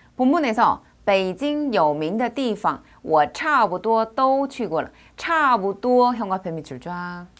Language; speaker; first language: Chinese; non-native, fluent; Korean